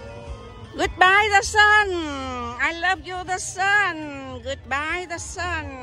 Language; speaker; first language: English; non-native, learner; Vietnamese